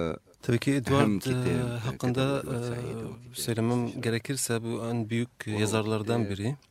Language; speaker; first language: Turkish; non-native, fluent; Arabic